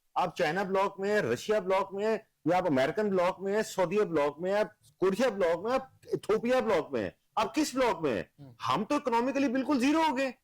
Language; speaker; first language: Urdu; non-native, local second language; Punjabi